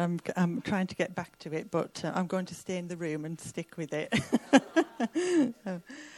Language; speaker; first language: English; native; English